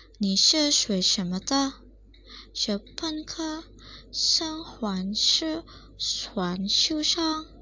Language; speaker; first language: Chinese; non-native, learner; Indonesian